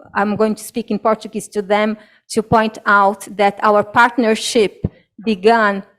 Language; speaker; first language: English; non-native, fluent; Portuguese